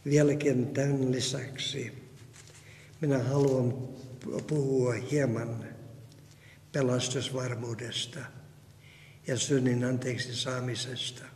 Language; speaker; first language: Finnish; non-native, fluent; Russian